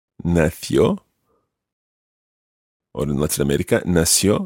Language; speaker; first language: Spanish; non-native, fluent; English